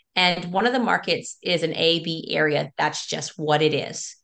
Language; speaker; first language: English; native; English